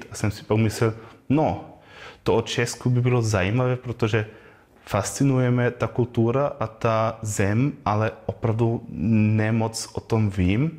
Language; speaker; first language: Czech; non-native, learner; German